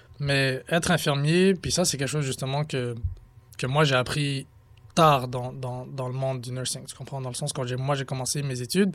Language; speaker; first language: French; early bilingual, other home language; Arabic